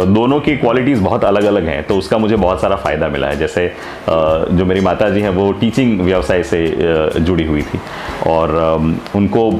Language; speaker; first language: Hindi; non-native, local second language; Gujarati